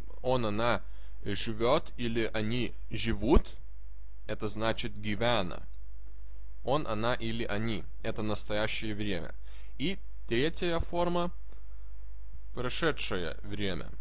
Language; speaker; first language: Russian; non-native, fluent; Lithuanian